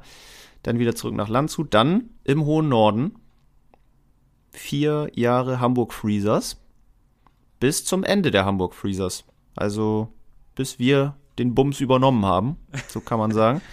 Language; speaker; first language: German; native; German